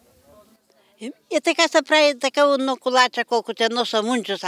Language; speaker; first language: Bulgarian; native; Bulgarian